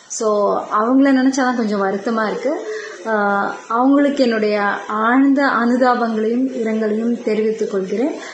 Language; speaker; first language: Tamil; native; Tamil